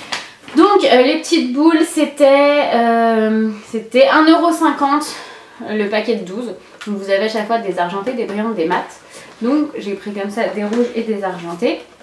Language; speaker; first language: French; native; French